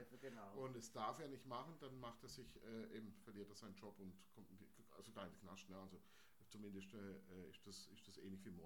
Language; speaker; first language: German; native; German